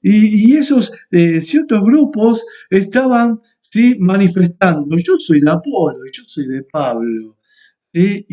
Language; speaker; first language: Spanish; native; Spanish